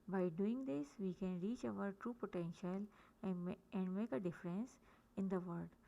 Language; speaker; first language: English; non-native, local second language; Urdu